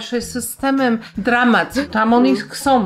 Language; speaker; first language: Polish; non-native, fluent; English